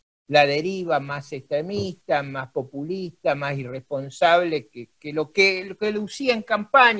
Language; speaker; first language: Spanish; native; Spanish